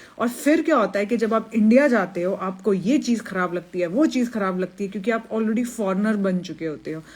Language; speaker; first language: Hindi; native; Hindi